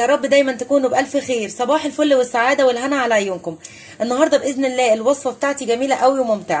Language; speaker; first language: Arabic; native; Arabic